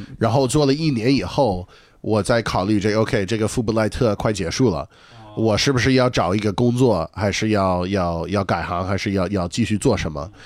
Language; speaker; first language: Chinese; non-native, fluent; English